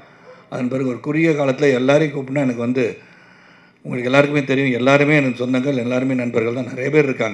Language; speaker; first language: Tamil; native; Tamil